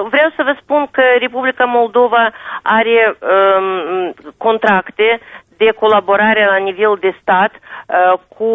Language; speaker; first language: Romanian; non-native, local second language; Russian